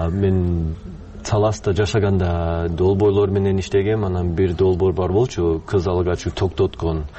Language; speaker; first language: Kyrgyz; non-native, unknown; English